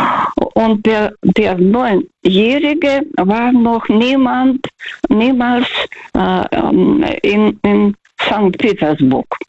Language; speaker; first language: German; non-native, fluent; Russian